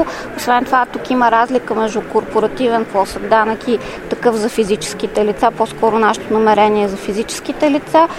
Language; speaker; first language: Bulgarian; native; Bulgarian